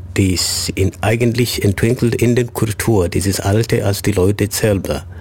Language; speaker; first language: German; non-native, fluent; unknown